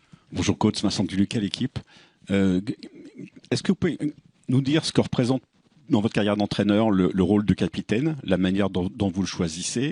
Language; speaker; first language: French; native; French